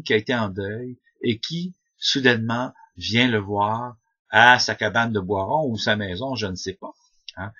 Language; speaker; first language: French; native; French